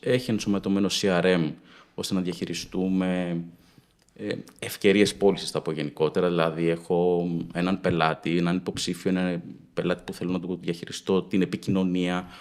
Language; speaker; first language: Greek; native; Greek